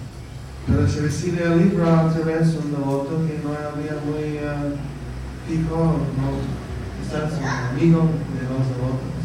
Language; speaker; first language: Spanish; non-native, fluent; English